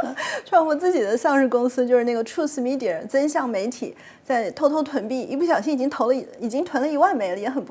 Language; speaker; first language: Chinese; native; Chinese